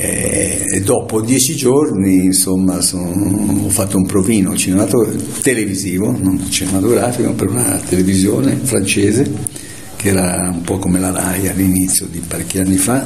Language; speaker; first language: Italian; native; Italian